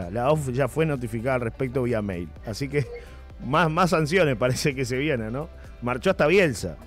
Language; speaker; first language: Spanish; native; Spanish